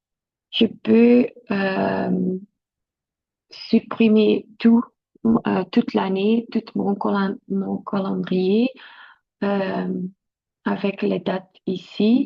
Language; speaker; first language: French; non-native, local second language; Dutch